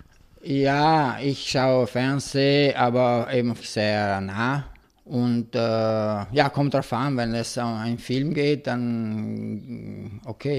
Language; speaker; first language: German; non-native, local second language; Italian